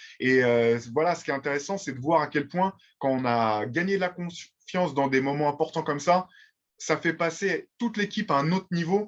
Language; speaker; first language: French; native; French